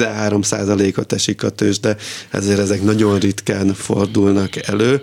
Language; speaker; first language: Hungarian; native; Hungarian